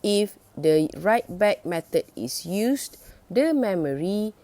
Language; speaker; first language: English; non-native, local second language; Malay